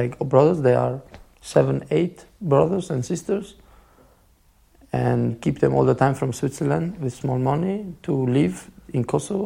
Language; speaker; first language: English; non-native, fluent; Albanian